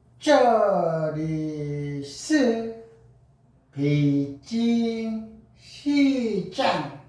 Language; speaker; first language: Chinese; non-native, learner; Korean